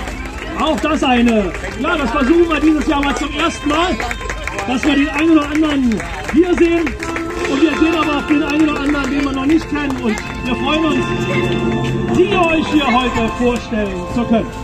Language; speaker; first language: German; native; German